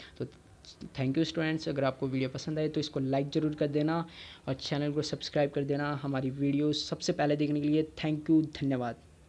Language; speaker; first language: Hindi; native; Hindi